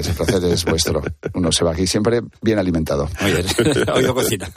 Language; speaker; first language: Spanish; native; Spanish